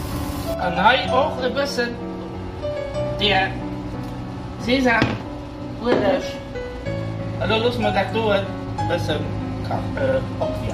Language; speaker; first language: German; non-native, learner; Dutch